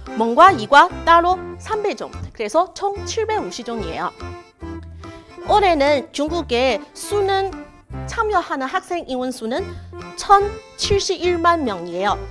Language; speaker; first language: Korean; non-native, learner; Chinese